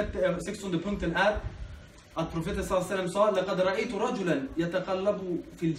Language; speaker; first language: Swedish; early bilingual, other home language; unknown